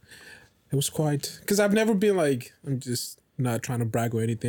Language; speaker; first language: English; non-native, local second language; Yoruba